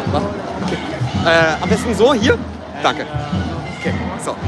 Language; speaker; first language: German; native; German